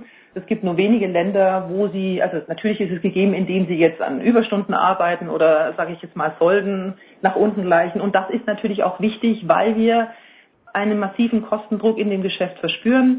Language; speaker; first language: German; native; German